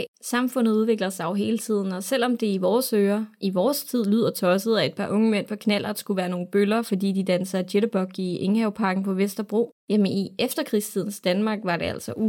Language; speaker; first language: Danish; native; Danish